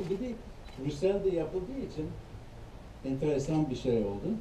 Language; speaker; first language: Turkish; non-native, fluent; English